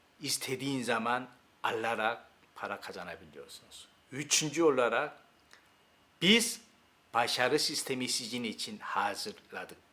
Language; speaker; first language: Turkish; non-native, learner; Korean